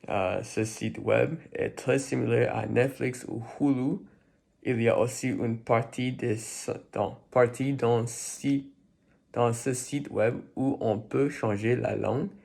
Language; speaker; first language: French; non-native, learner; English